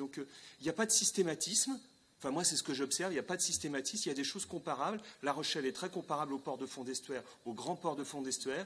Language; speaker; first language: French; native; French